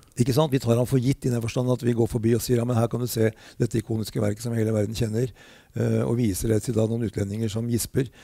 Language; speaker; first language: Norwegian; native; Norwegian